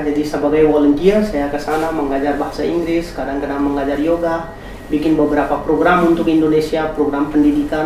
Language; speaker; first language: Indonesian; non-native, fluent; Hindi